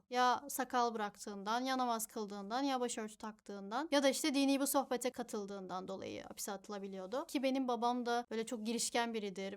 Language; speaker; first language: Turkish; early bilingual, other home language; Uyghur